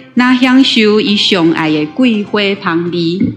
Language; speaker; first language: Chinese; native; Chinese